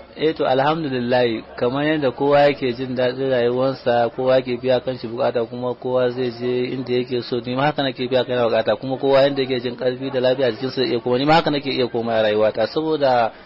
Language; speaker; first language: Hausa; native; Hausa